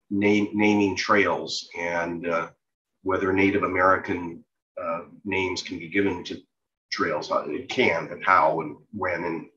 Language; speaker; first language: English; native; English